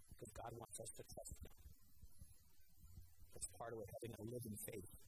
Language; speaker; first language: English; native; English